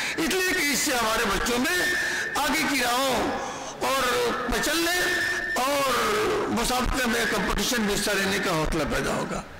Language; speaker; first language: Urdu; native; Urdu